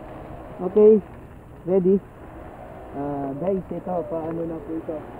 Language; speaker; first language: Filipino; non-native, local second language; Pampanga